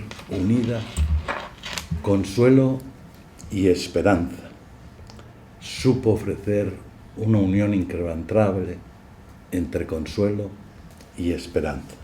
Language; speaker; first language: Spanish; native; Spanish